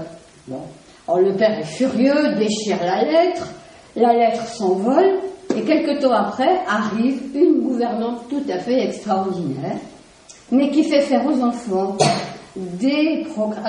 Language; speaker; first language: French; native; French